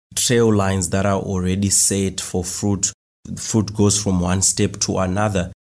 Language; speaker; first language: English; non-native, local second language; Shona